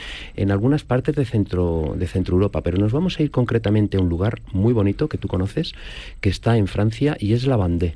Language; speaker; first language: Spanish; native; Spanish